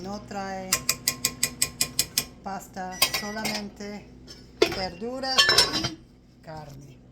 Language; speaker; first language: Spanish; early bilingual, heritage; Spanish